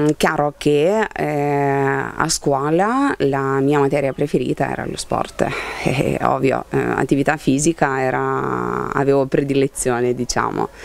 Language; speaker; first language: Italian; non-native, fluent; Lithuanian